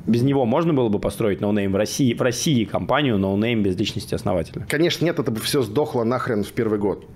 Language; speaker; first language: Russian; native; Russian